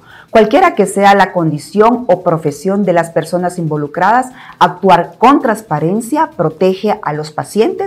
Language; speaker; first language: Spanish; native; Spanish